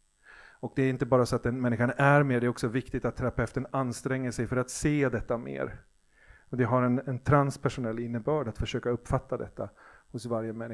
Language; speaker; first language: Swedish; native; Swedish